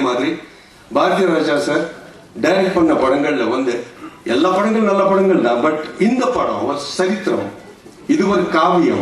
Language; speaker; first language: Tamil; non-native, fluent; Hindi